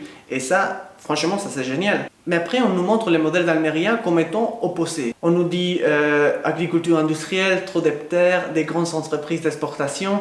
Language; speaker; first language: French; non-native, fluent; Spanish